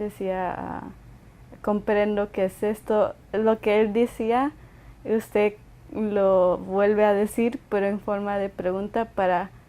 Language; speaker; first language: Spanish; early bilingual, other home language; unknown